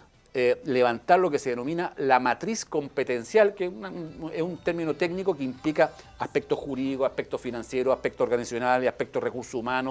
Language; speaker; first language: Spanish; native; Spanish